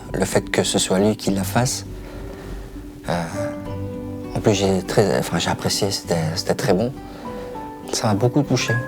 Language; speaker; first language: French; native; French